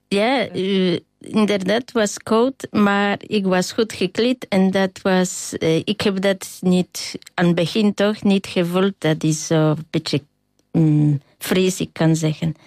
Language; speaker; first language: Dutch; non-native, learner; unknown